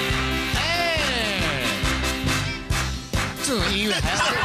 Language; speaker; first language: Chinese; native; Chinese